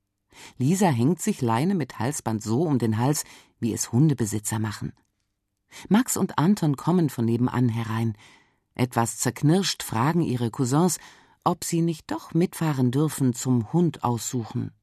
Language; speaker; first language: German; native; German